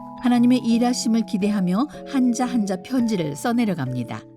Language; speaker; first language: Korean; native; Korean